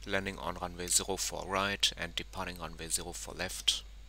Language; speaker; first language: English; non-native, fluent; German